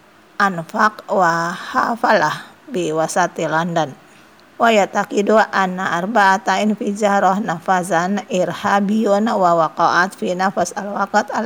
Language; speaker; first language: Arabic; non-native, fluent; Indonesian